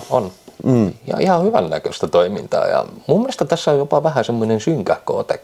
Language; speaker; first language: Finnish; early bilingual, other home language; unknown